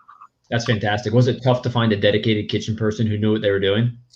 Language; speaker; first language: English; native; English